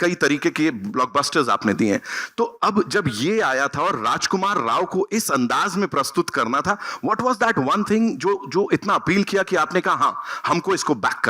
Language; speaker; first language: Hindi; native; Hindi